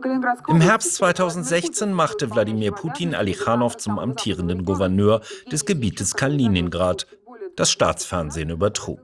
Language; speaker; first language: German; native; German